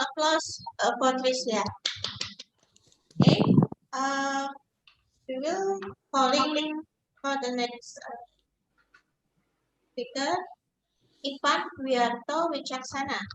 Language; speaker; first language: English; non-native, fluent; Indonesian